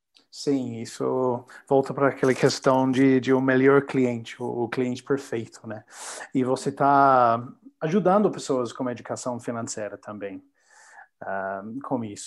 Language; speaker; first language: Portuguese; non-native, learner; English